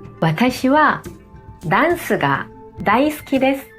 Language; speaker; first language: Japanese; non-native, fluent; Korean